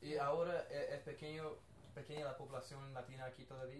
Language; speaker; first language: Spanish; non-native, learner; English